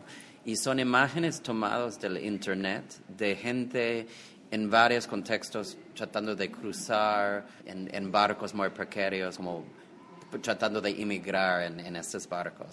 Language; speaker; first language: Spanish; non-native, fluent; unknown